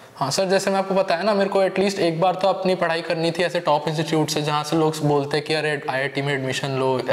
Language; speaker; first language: Hindi; native; Hindi